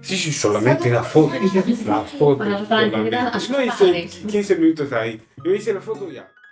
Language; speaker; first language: Spanish; non-native, learner; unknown